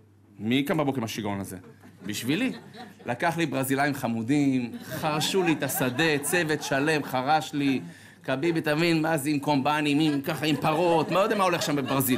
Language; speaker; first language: Hebrew; native; Hebrew